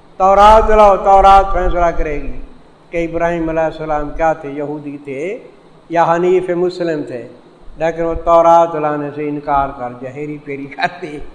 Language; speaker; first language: Urdu; native; Urdu